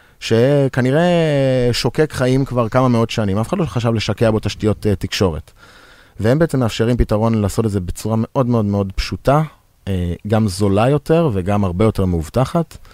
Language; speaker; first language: Hebrew; native; Hebrew